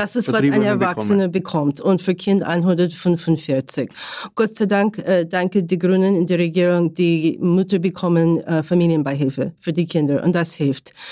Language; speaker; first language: German; non-native, learner; Ukrainian